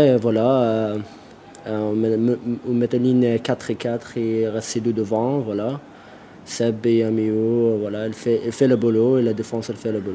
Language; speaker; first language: French; non-native, learner; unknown